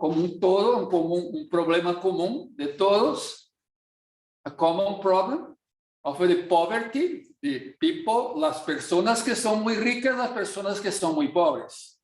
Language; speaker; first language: Portuguese; non-native, fluent; Spanish